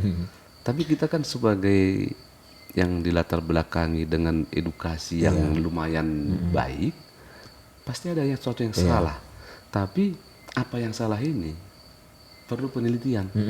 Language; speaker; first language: Indonesian; native; Indonesian